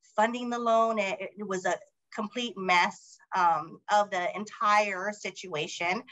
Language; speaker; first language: English; native; English